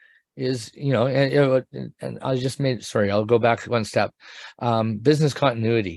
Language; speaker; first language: English; native; English